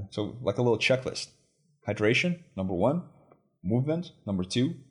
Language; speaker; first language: English; non-native, fluent; Lithuanian